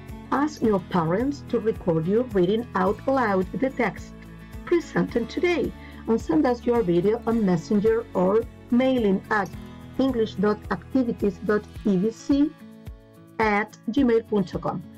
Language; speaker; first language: English; non-native, fluent; Spanish